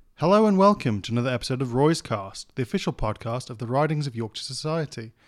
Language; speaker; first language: English; native; English